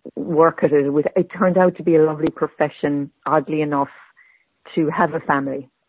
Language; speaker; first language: English; native; English